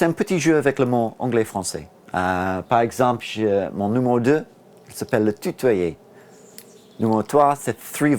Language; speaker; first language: French; non-native, learner; English